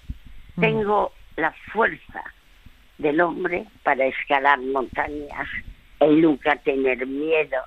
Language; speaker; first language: Spanish; early bilingual, other home language; French